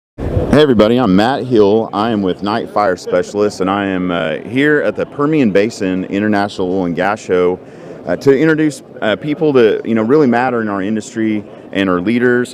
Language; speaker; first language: English; native; English